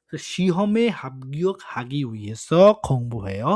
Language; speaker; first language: Korean; non-native, fluent; Bangla